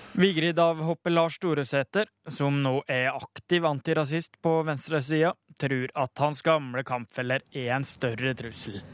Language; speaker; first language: Norwegian; native; Norwegian